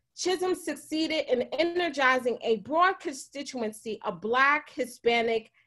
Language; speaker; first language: English; native; English